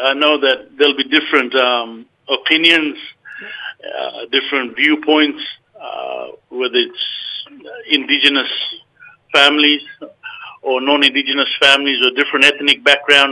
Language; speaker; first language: English; native; English